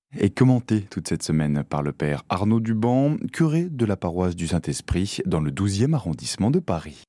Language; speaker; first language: French; native; French